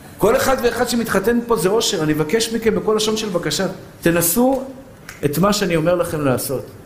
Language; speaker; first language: Hebrew; early bilingual, other home language; Persian